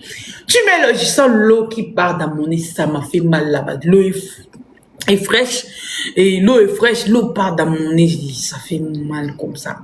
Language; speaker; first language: French; non-native, local second language; Lingala